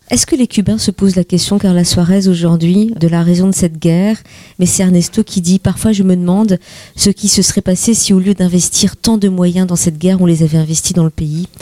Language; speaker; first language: French; native; French